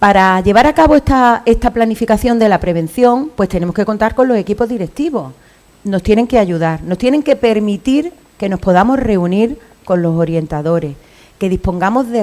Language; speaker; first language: Spanish; native; Spanish